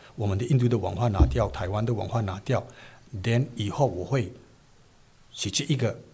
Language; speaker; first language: Chinese; non-native, learner; Manipuri